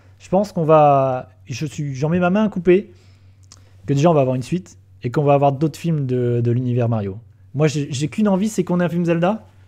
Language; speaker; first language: French; native; French